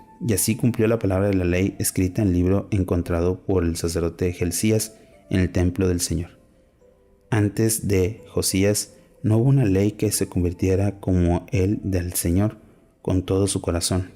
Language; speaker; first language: Spanish; native; Spanish